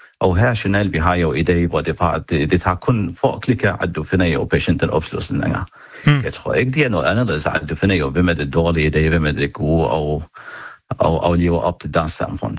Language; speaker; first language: Danish; non-native, fluent; Arabic